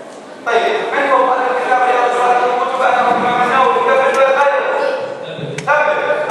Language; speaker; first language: Arabic; native; Arabic